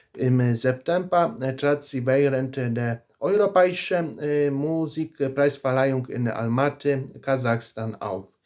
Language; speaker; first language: German; non-native, learner; Polish